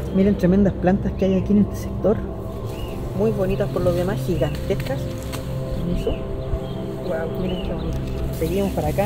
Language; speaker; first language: Spanish; native; Spanish